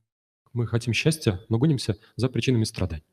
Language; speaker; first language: Russian; native; Russian